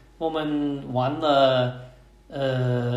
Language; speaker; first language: Chinese; non-native, learner; English